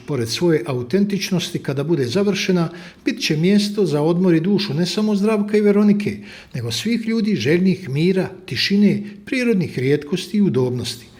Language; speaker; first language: Bosnian; native; Bosnian